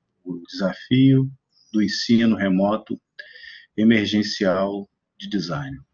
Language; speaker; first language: Spanish; non-native, learner; Portuguese